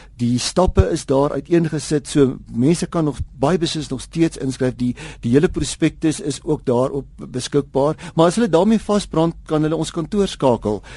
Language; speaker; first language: Afrikaans; native; Afrikaans